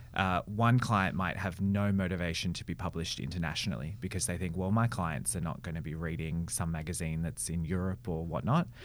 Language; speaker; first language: English; native; English